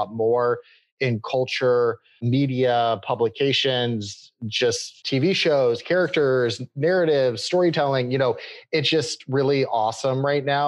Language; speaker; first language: English; native; English